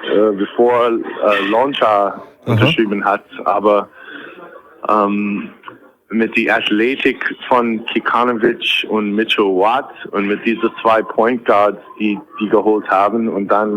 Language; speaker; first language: German; non-native, fluent; English